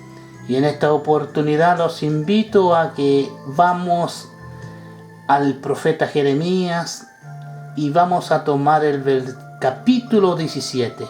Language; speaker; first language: Spanish; native; Spanish